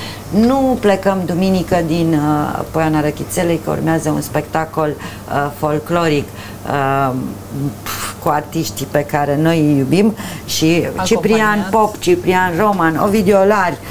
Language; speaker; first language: Romanian; native; Romanian